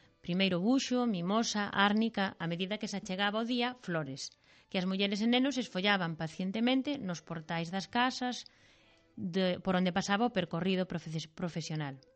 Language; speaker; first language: Galician; native; Galician